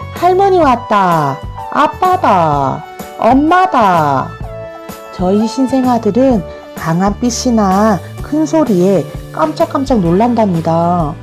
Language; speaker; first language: Korean; native; Korean